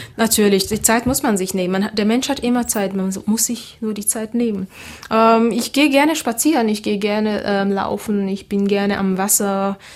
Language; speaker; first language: German; early bilingual, other home language; Seselwa Creole French